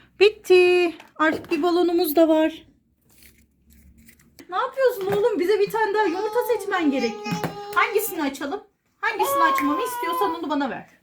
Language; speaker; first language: Turkish; native; Turkish